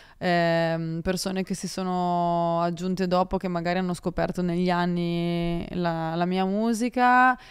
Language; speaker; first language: Italian; native; Italian